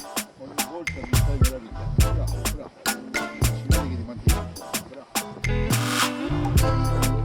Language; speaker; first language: Italian; native; Italian